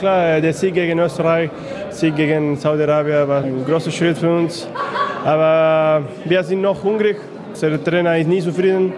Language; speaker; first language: German; non-native, fluent; Spanish